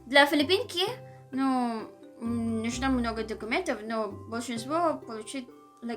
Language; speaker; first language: Russian; non-native, learner; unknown